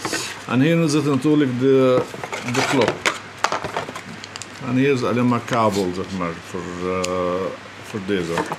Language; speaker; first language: Dutch; non-native, fluent; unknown